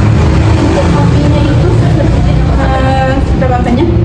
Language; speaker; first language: Indonesian; native; Indonesian